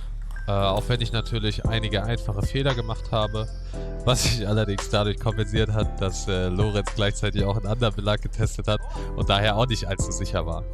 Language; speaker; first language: German; native; German